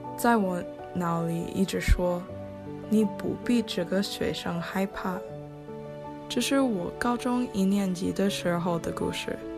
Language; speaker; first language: Chinese; non-native, learner; English